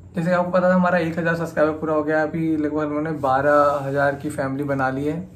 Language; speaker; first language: Hindi; native; Hindi